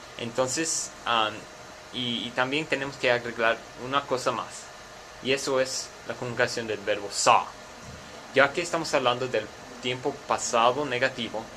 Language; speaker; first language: Spanish; non-native, fluent; English